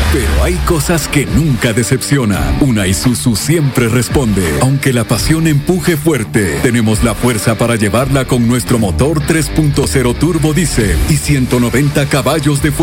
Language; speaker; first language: Spanish; native; Spanish